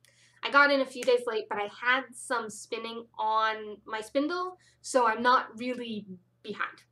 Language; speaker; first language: English; native; English